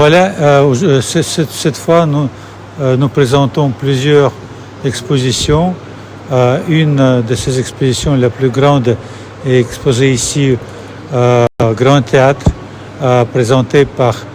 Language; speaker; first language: French; non-native, fluent; Russian